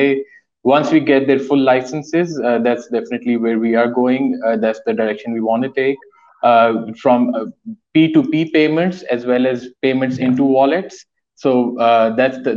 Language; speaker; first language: English; non-native, local second language; Urdu